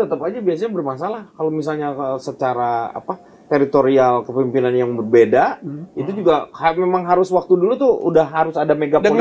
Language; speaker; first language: Indonesian; native; Indonesian